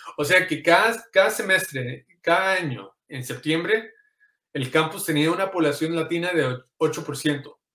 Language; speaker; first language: Spanish; early bilingual, heritage; Spanish